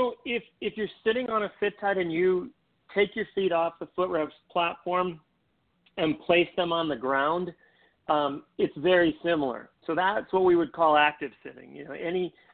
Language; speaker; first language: English; native; English